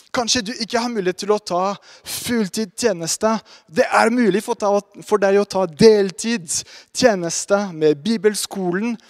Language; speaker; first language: Norwegian; non-native, fluent; French